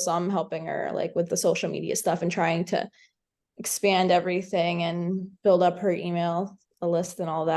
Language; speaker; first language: English; native; English